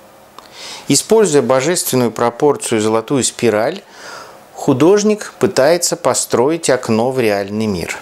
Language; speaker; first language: Russian; native; Russian